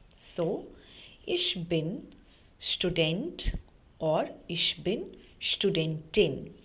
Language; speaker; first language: German; non-native, fluent; Hindi